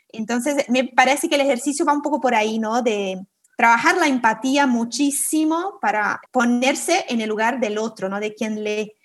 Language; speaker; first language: Spanish; non-native, fluent; Portuguese